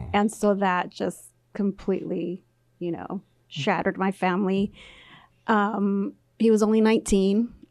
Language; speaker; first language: English; early bilingual, other home language; Spanish